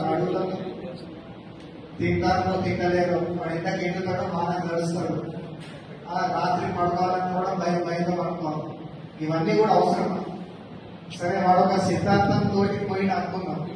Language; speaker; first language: Telugu; native; Telugu